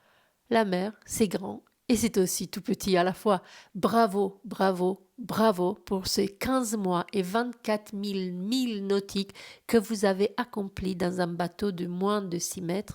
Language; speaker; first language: French; native; French